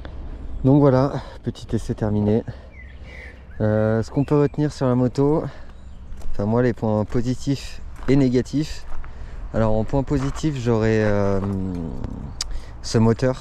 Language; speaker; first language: French; native; French